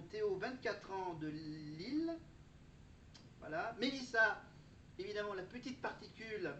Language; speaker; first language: French; native; French